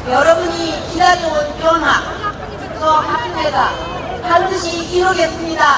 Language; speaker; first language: Korean; native; Korean